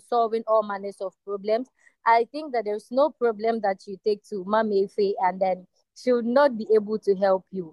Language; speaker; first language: English; non-native, local second language; Ewe